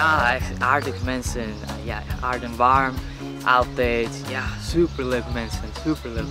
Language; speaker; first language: Dutch; non-native, learner; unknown